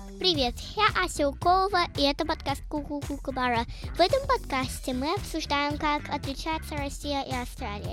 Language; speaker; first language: Russian; early bilingual, heritage; Russian